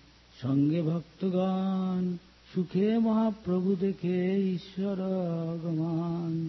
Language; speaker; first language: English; non-native, local second language; Bangla